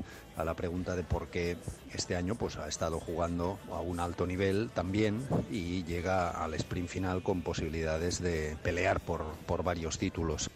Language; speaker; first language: Spanish; native; Spanish